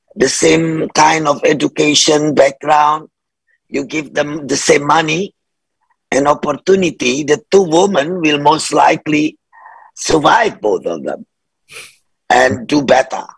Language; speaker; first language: English; non-native, fluent; Indonesian